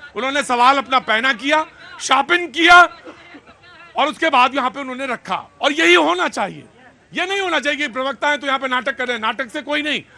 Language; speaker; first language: Hindi; native; Hindi